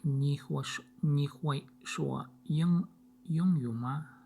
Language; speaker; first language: Chinese; non-native, learner; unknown